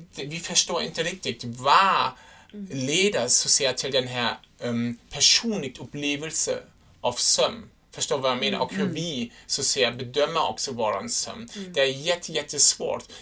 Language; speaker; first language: Swedish; non-native, fluent; German